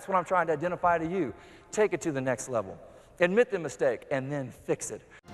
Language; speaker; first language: English; native; English